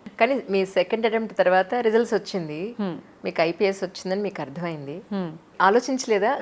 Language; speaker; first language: Telugu; native; Telugu